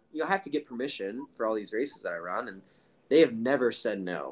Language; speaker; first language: English; native; English